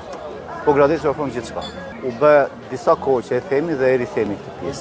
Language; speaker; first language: Albanian; native; Albanian